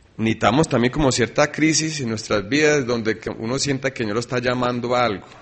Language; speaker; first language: Spanish; early bilingual, other home language; English